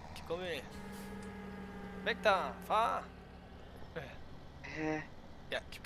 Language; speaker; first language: German; native; German